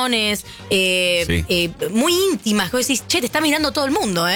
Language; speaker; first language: Spanish; native; Spanish